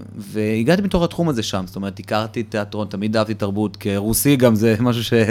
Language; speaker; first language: Hebrew; early bilingual, other home language; Russian